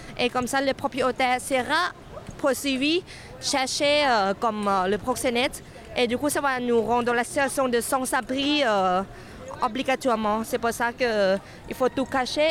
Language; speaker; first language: French; non-native, fluent; Thai